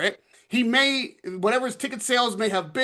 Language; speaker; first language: English; native; English